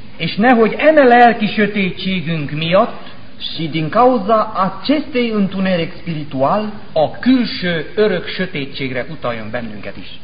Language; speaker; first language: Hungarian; native; Hungarian